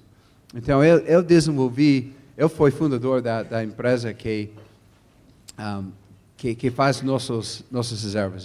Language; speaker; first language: Portuguese; non-native, fluent; English